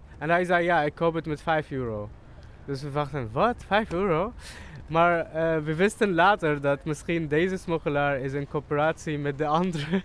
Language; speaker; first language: Dutch; non-native, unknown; Arabic